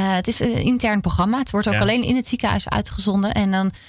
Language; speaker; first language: Dutch; native; Dutch